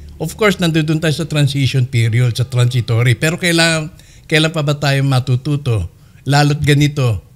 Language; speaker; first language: Filipino; native; Filipino